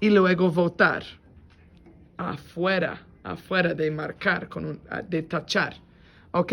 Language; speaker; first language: Spanish; non-native, fluent; English